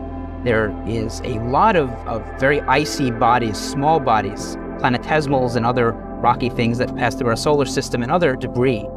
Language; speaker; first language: English; native; English